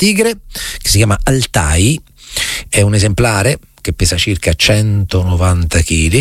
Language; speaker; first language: Italian; native; Italian